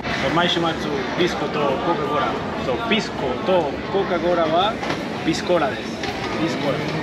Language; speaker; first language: Japanese; non-native, learner; Spanish